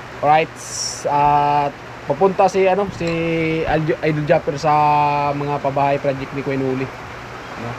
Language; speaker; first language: Filipino; non-native, local second language; Bikol